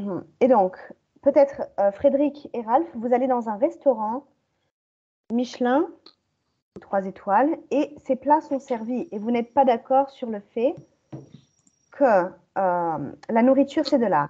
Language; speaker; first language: French; native; French